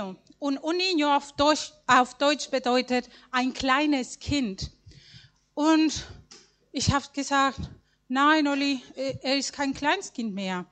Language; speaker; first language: German; non-native, learner; Spanish